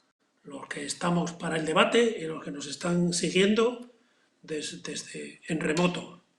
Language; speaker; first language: Spanish; native; Spanish